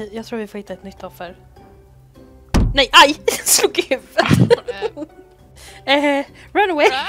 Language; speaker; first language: Swedish; native; Swedish